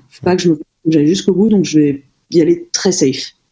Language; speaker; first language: French; native; French